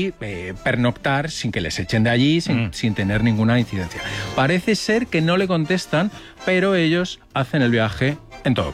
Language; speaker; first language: Spanish; native; Spanish